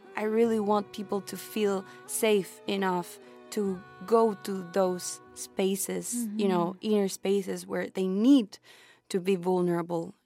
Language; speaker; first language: English; non-native, fluent; Spanish